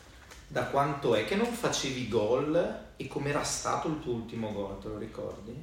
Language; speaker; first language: Italian; native; Italian